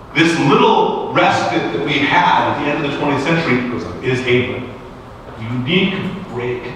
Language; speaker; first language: English; native; English